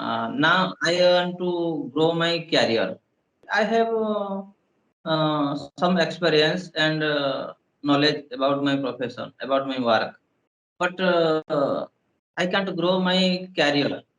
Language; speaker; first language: English; non-native, learner; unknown